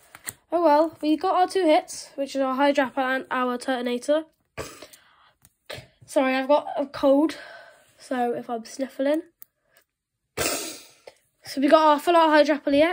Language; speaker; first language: English; native; English